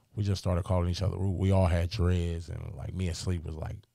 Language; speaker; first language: English; native; English